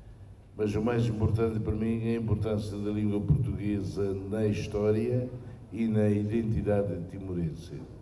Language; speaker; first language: Portuguese; non-native, local second language; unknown